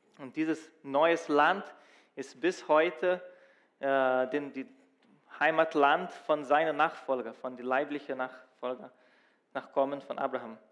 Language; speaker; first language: German; non-native, fluent; Portuguese